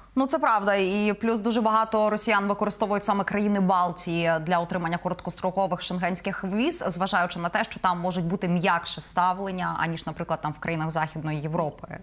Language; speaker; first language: Ukrainian; native; Ukrainian